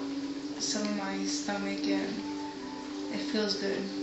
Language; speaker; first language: English; native; English